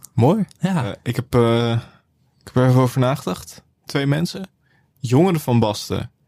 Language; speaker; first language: Dutch; native; Dutch